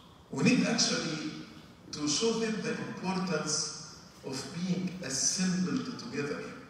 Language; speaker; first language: English; non-native, fluent; Arabic